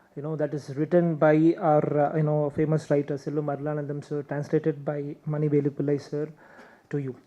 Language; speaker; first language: English; non-native, local second language; Tamil